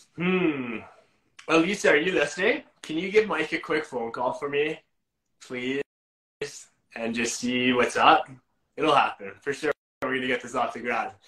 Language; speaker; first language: English; native; English